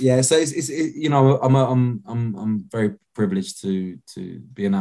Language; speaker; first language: English; native; English